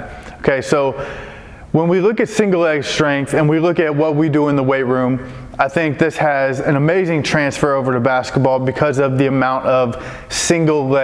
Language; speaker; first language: English; native; English